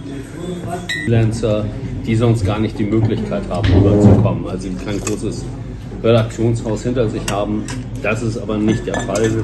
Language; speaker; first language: German; native; German